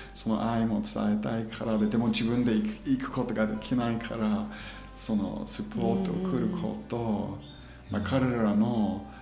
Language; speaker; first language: Japanese; non-native, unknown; German